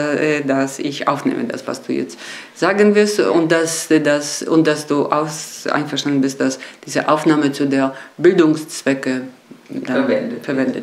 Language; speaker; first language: German; non-native, fluent; Polish